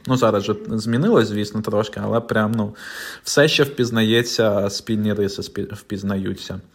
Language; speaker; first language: Ukrainian; non-native, local second language; Russian